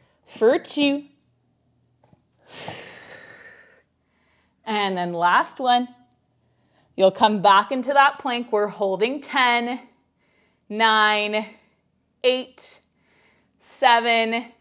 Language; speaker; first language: English; native; English